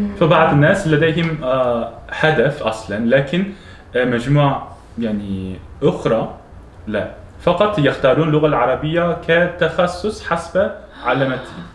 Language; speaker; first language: Arabic; non-native, fluent; Korean